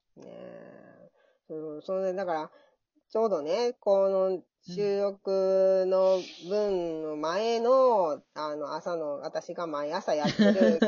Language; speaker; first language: Japanese; native; Japanese